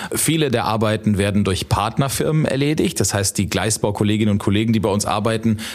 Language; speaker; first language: German; native; German